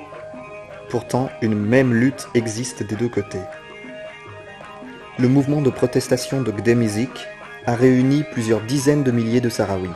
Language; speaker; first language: French; native; French